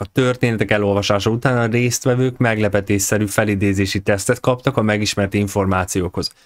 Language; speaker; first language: Hungarian; native; Hungarian